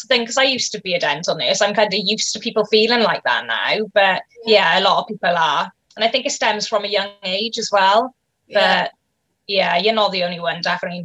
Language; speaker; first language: English; native; English